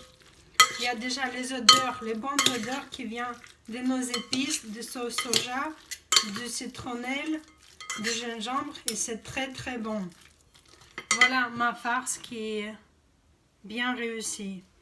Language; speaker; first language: French; non-native, fluent; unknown